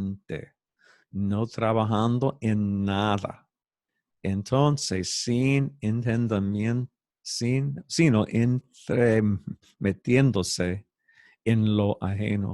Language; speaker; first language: Spanish; non-native, fluent; English